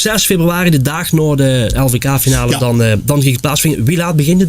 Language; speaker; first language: Dutch; native; Dutch